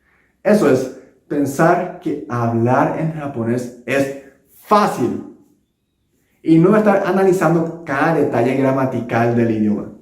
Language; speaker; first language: Spanish; non-native, local second language; Japanese